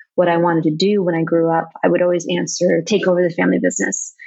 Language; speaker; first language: English; native; English